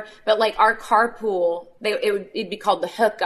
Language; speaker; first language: English; native; English